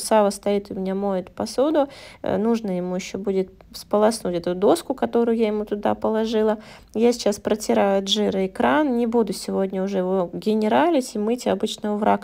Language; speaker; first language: Russian; native; Russian